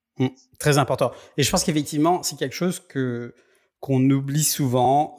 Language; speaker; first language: French; native; French